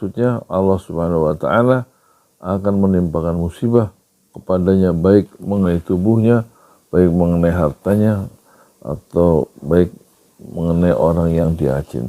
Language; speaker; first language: Indonesian; native; Indonesian